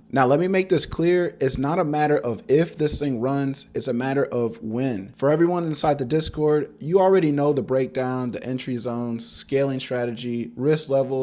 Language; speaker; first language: English; native; English